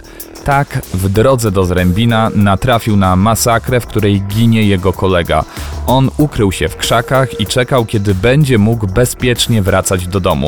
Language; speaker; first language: Polish; native; Polish